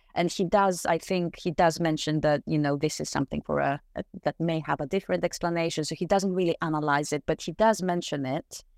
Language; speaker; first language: English; non-native, fluent; Greek